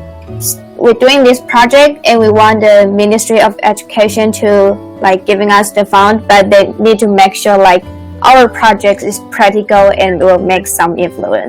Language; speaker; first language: English; non-native, learner; Chinese